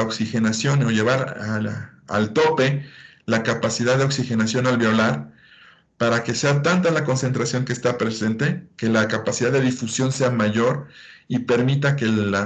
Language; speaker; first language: Spanish; native; Spanish